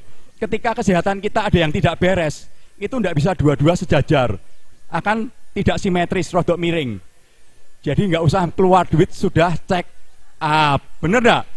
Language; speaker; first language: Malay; non-native, local second language; Javanese